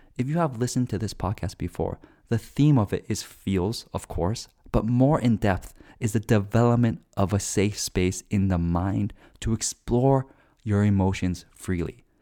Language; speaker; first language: English; native; English